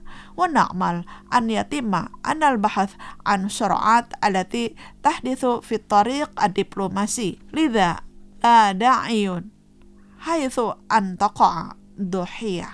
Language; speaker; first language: Arabic; non-native, fluent; Indonesian